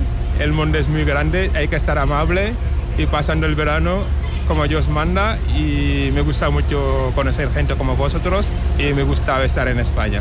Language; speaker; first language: Spanish; non-native, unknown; Wolof